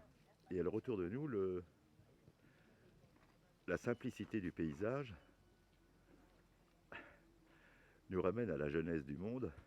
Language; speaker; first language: French; native; French